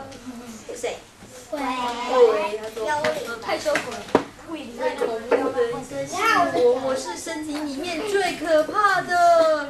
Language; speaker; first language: Chinese; native; Chinese